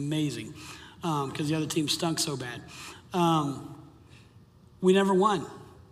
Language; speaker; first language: English; native; English